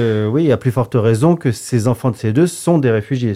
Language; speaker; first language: French; native; French